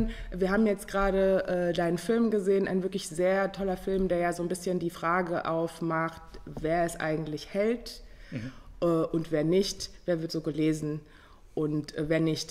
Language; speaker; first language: German; native; German